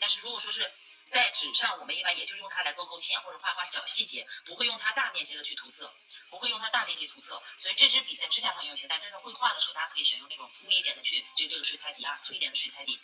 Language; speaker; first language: Chinese; native; Chinese